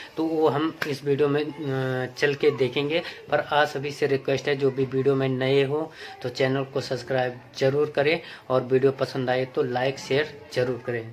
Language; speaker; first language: Hindi; native; Hindi